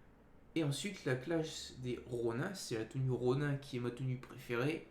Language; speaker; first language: French; native; French